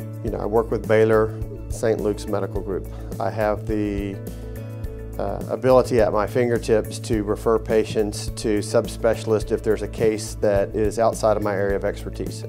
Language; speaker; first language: English; native; English